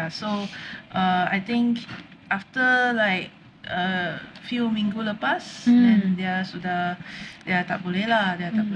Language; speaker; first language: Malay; non-native, local second language; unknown